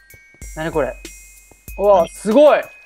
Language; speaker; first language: Japanese; native; Japanese